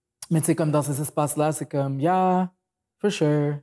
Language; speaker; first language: French; native; French